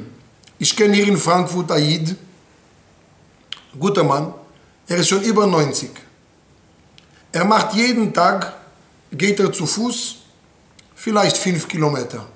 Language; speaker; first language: German; non-native, fluent; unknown